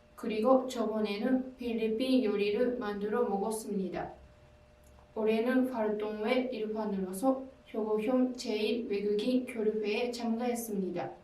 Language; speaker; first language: Korean; non-native, learner; Japanese